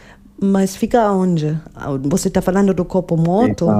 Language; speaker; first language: Portuguese; non-native, fluent; German